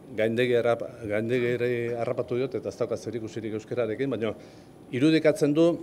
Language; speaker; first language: Basque; native; Basque